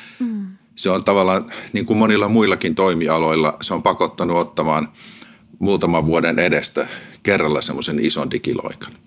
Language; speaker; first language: Finnish; native; Finnish